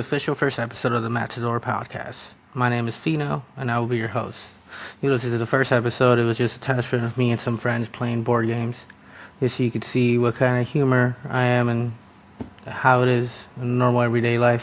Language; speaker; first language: English; early bilingual, other home language; Spanish